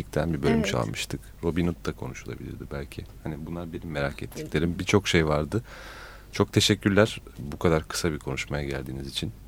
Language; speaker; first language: Turkish; native; Turkish